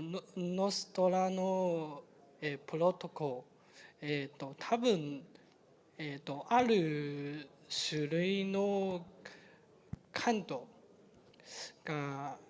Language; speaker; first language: Japanese; non-native, learner; Chinese